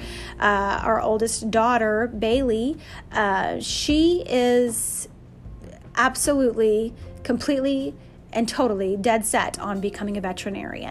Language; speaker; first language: English; native; English